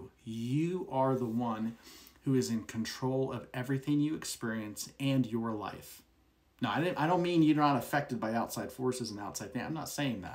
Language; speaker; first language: English; native; English